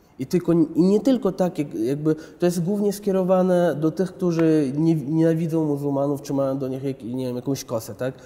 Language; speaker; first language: Polish; early bilingual, other home language; Chechen